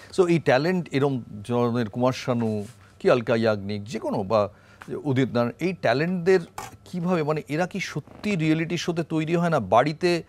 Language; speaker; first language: Bangla; native; Bangla